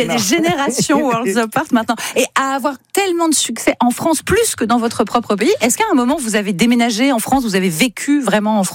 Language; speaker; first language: French; native; French